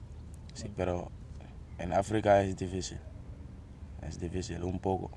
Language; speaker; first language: Spanish; non-native, learner; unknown